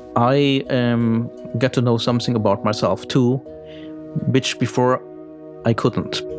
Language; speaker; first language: English; early bilingual, heritage; German